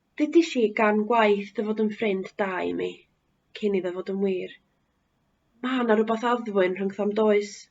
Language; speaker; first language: Welsh; native; Welsh